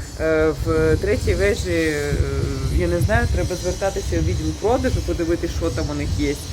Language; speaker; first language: Ukrainian; native; Ukrainian